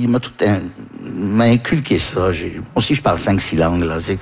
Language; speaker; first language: French; early bilingual, heritage; French